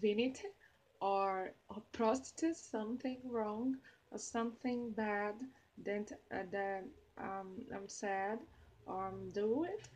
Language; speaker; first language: English; non-native, learner; Portuguese